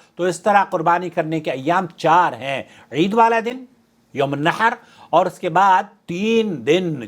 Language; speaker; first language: Urdu; native; Urdu